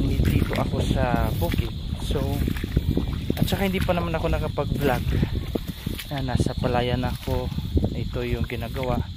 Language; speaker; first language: Filipino; non-native, local second language; Cebuano